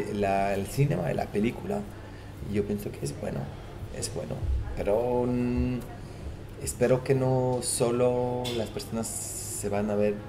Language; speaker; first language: Spanish; non-native, fluent; Portuguese